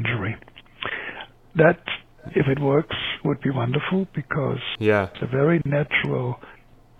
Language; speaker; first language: English; non-native, fluent; German